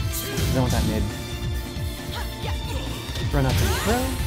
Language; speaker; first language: English; native; English